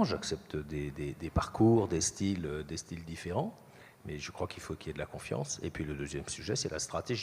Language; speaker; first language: French; native; French